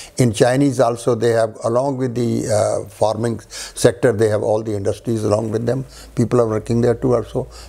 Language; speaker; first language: English; non-native, local second language; Punjabi